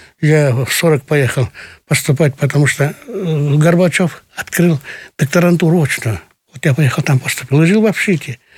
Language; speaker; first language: Russian; non-native, local second language; Kyrgyz